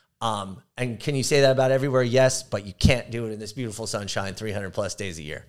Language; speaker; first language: English; native; English